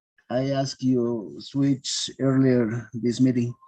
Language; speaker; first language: English; non-native, learner; Spanish